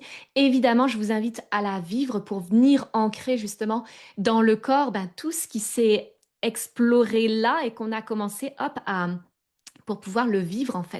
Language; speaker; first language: French; native; French